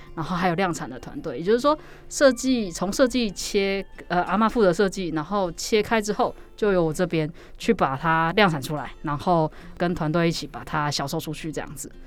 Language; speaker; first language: Chinese; native; Chinese